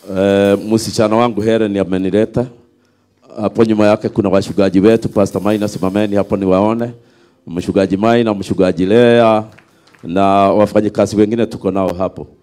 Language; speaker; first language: Swahili; non-native, local second language; Kikuyu